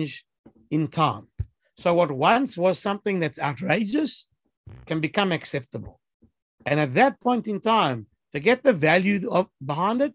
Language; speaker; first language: English; native; English